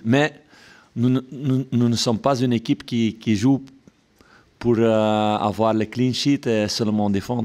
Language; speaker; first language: French; non-native, local second language; Dutch